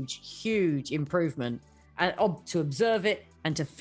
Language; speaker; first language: English; native; English